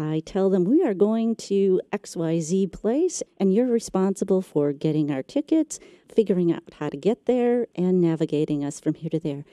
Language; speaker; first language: English; native; English